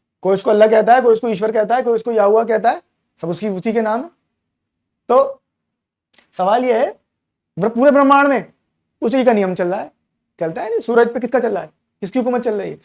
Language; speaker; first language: Urdu; native; Urdu